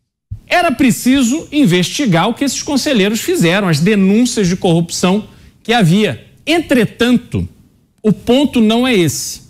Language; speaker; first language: Portuguese; native; Portuguese